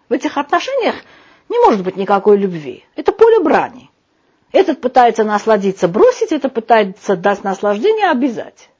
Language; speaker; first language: Russian; non-native, local second language; Armenian